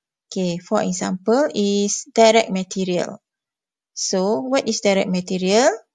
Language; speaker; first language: English; non-native, local second language; Malay